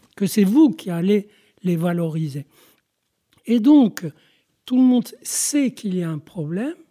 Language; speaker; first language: French; non-native, local second language; Arabic